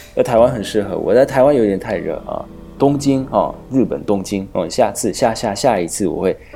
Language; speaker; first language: Chinese; non-native, fluent; Hungarian